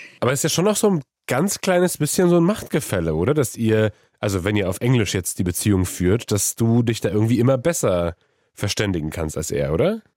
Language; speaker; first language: German; non-native, fluent; Polish